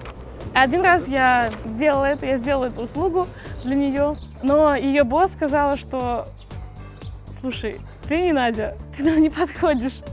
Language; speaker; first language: Russian; native; Russian